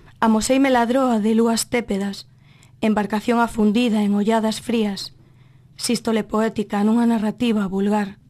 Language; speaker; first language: Galician; native; Galician